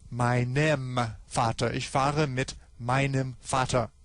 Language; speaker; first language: German; non-native, fluent; English